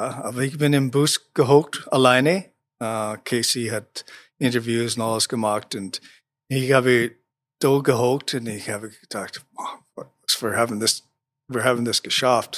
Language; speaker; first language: German; non-native, learner; English